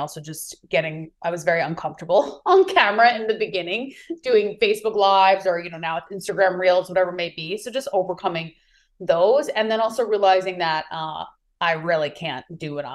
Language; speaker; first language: English; native; English